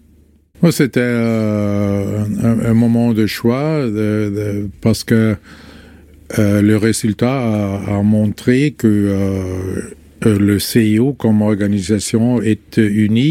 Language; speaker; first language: French; non-native, fluent; German